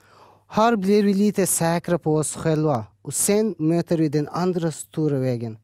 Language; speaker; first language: Swedish; early bilingual, other home language; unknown